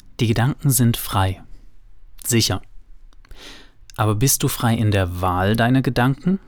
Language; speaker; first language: German; native; German